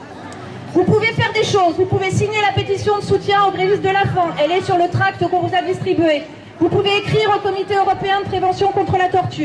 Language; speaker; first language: French; native; French